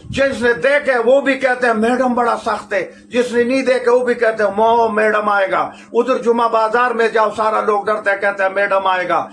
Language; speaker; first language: Urdu; non-native, local second language; Pashto